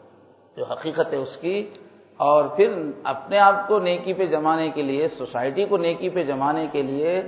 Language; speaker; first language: Urdu; native; Urdu